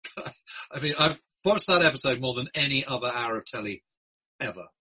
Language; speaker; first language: English; native; English